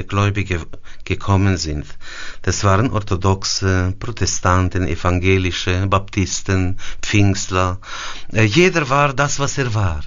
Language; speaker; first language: German; early bilingual, heritage; German